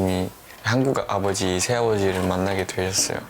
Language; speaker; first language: Korean; early bilingual, other home language; English